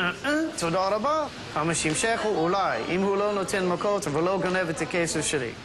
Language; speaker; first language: Hebrew; non-native, local second language; English